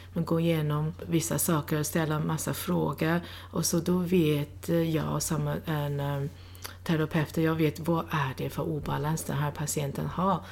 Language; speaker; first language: Swedish; non-native, fluent; Chinese